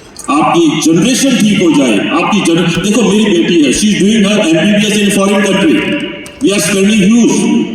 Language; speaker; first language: Hindi; native; Hindi